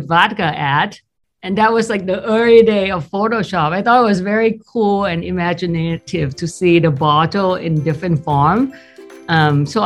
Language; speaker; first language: English; non-native, fluent; Thai